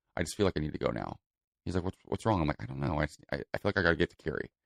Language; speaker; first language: English; native; English